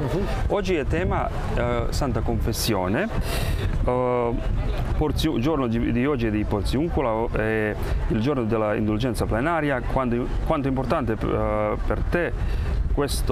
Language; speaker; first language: Italian; non-native, fluent; Croatian